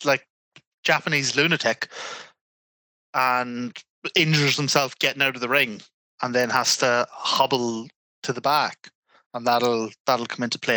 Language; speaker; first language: English; native; English